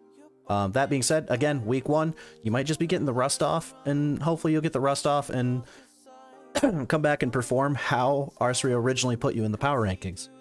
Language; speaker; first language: English; native; English